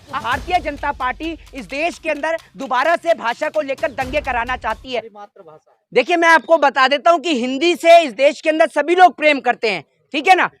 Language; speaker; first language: Hindi; native; Hindi